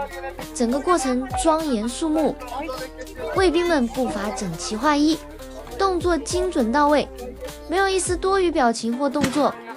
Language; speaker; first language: Chinese; native; Chinese